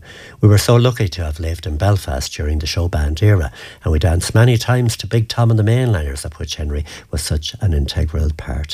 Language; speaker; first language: English; native; English